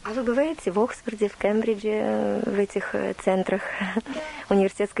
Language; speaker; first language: Russian; native; Russian